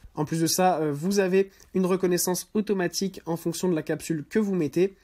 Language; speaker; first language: French; native; French